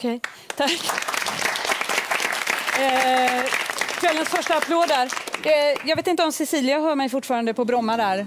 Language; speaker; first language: Swedish; native; Swedish